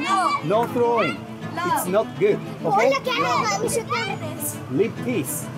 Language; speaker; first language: English; non-native, learner; Japanese